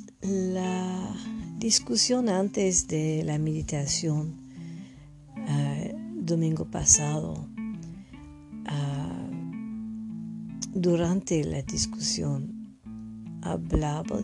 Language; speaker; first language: Spanish; non-native, fluent; French